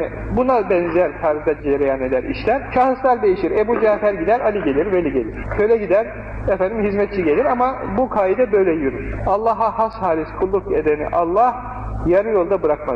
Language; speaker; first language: Turkish; native; Turkish